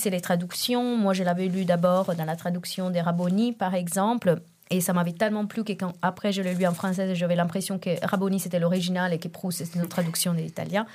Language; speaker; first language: French; non-native, fluent; Italian